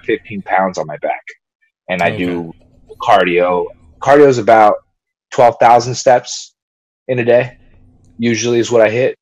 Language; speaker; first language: English; early bilingual, other home language; Spanish